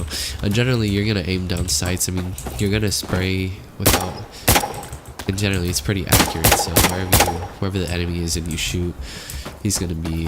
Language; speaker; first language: English; native; English